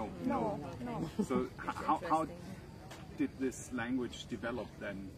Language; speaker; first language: English; non-native, fluent; German